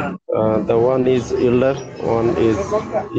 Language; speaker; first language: English; non-native, learner; Bangla